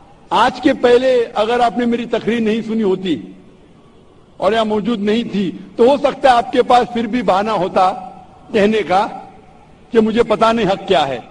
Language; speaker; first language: Hindi; non-native, local second language; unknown